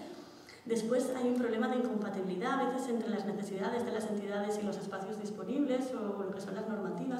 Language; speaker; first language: Spanish; native; Spanish